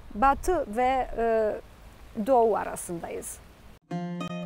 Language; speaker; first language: Turkish; non-native, fluent; Serbian